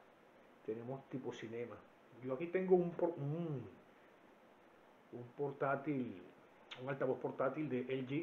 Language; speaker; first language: Spanish; native; Spanish